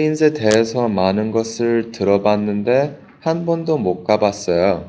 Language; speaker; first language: Korean; non-native, learner; English